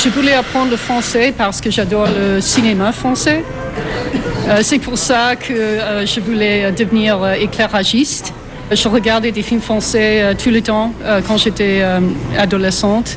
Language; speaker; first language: French; non-native, fluent; English